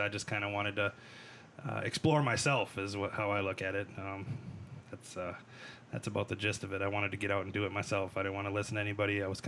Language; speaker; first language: English; native; English